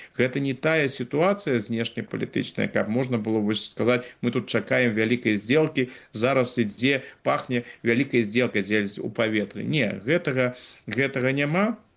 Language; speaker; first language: Belarusian; non-native, local second language; Russian